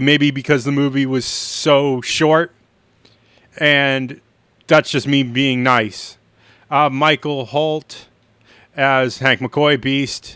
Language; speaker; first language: English; native; English